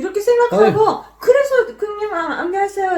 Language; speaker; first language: Korean; non-native, fluent; Macedonian